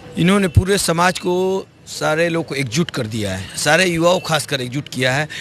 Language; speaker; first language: Hindi; native; Hindi